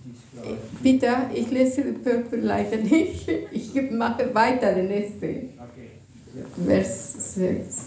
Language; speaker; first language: German; non-native, fluent; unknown